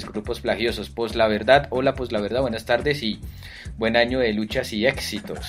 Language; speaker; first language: Spanish; native; Spanish